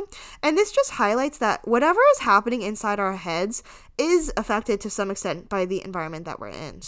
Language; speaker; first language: English; native; English